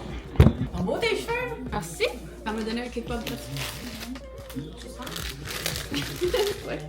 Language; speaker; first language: French; native; French